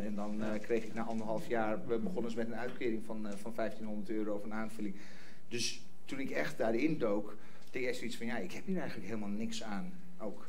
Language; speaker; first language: Dutch; non-native, fluent; English